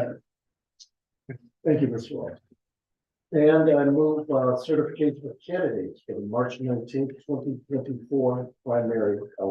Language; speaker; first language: English; native; English